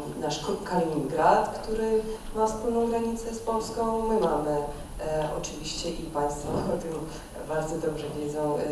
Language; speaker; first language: Polish; non-native, fluent; Russian